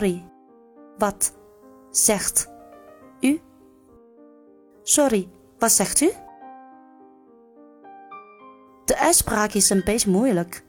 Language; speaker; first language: Dutch; non-native, learner; Chinese